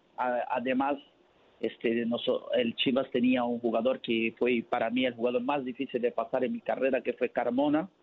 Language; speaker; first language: Spanish; non-native, fluent; Portuguese